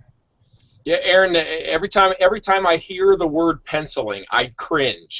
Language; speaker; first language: English; native; English